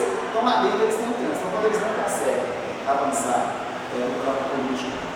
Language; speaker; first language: Portuguese; native; Portuguese